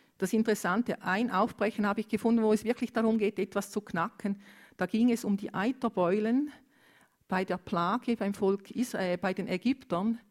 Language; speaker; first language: German; non-native, fluent; Romanian